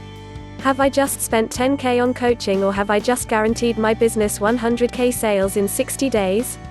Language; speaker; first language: English; native; English